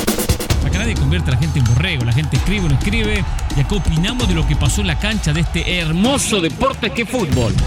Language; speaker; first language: Spanish; native; Spanish